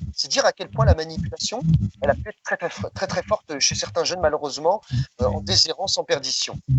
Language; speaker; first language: French; early bilingual, other home language; Riffian